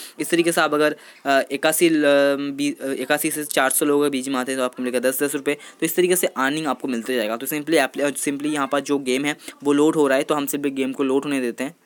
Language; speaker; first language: Hindi; non-native, local second language; Bangla